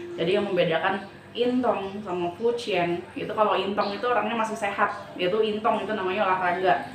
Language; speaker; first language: Indonesian; native; Indonesian